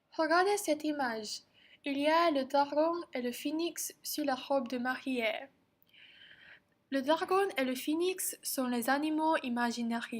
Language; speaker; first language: French; non-native, learner; Chinese